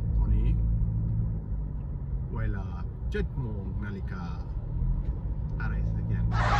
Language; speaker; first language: Thai; non-native, learner; Arabic